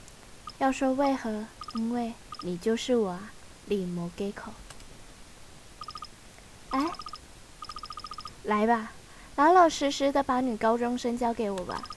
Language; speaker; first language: Chinese; native; Chinese